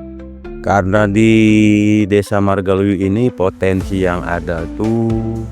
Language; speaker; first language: Indonesian; non-native, local second language; Sundanese